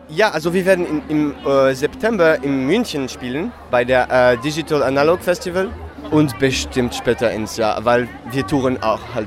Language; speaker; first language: German; non-native, fluent; French